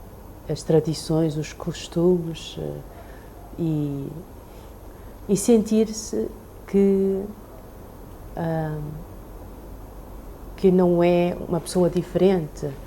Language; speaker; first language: Portuguese; early bilingual, other home language; Chinese